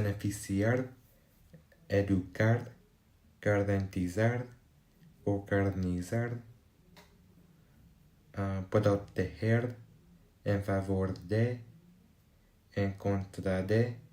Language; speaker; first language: Spanish; non-native, learner; English